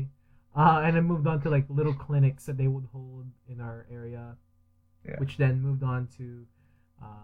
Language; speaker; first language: English; early bilingual, other home language; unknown